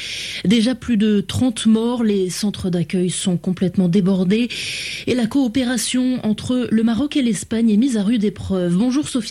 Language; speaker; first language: French; native; French